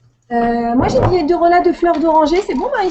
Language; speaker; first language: French; native; French